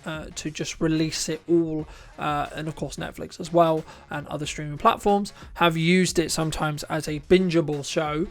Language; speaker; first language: English; native; English